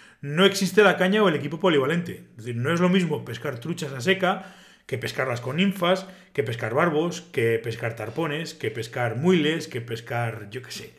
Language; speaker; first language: Spanish; native; Spanish